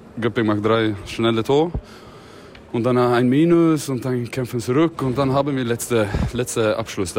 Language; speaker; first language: German; non-native, learner; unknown